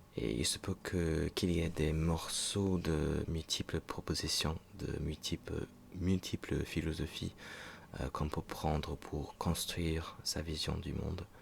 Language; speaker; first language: French; non-native, fluent; English